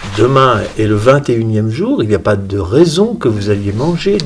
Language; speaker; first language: French; native; French